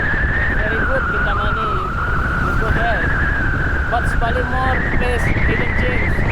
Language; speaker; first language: English; non-native, learner; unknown